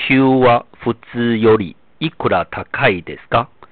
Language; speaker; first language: Japanese; non-native, fluent; Chinese